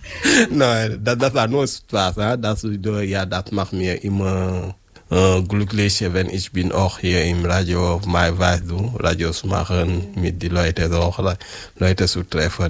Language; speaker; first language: German; non-native, learner; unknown